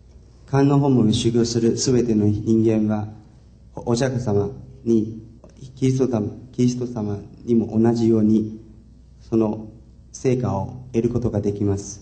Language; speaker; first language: Japanese; non-native, fluent; Chinese